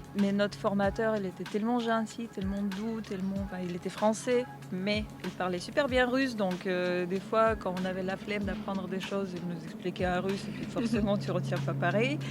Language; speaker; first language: French; non-native, fluent; Russian